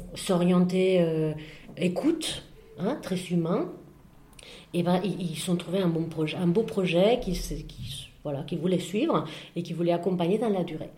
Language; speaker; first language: French; non-native, fluent; Spanish